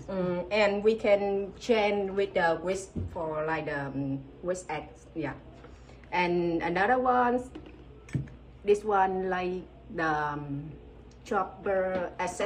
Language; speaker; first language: English; non-native, learner; Vietnamese